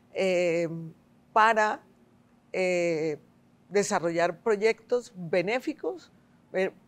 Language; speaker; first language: Spanish; native; Spanish